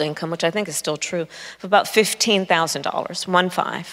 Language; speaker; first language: English; native; English